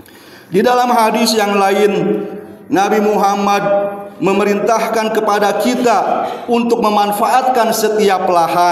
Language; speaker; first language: Indonesian; native; Indonesian